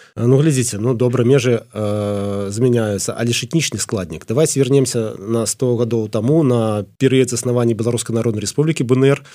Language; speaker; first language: Belarusian; non-native, local second language; Russian